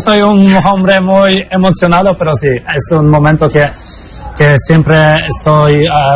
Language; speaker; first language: Spanish; non-native, learner; Polish